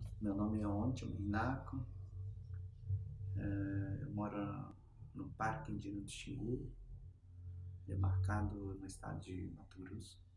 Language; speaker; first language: Portuguese; non-native, local second language; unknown